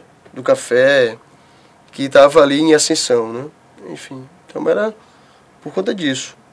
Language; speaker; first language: Portuguese; native; Portuguese